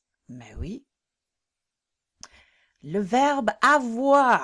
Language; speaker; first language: French; non-native, fluent; English